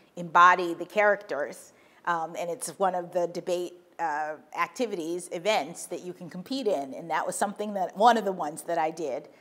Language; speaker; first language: English; native; English